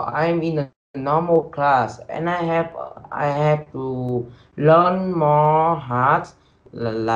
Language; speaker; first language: English; non-native, learner; Vietnamese